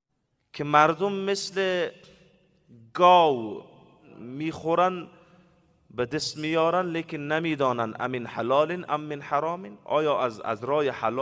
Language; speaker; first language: Persian; native; Persian